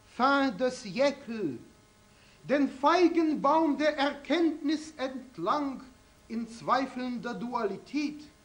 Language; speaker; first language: German; non-native, fluent; Russian